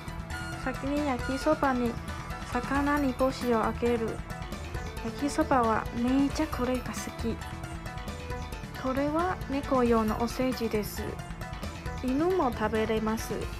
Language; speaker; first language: Japanese; non-native, fluent; Chinese